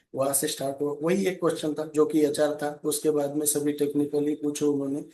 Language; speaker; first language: Hindi; non-native, local second language; Marathi